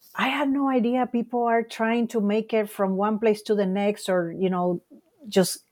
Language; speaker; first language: English; non-native, fluent; Spanish